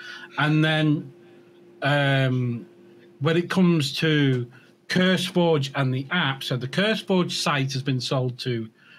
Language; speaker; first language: English; native; English